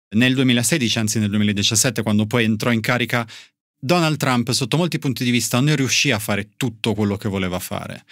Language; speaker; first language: Italian; native; Italian